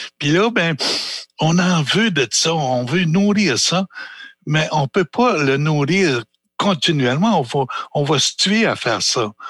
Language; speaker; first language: French; non-native, local second language; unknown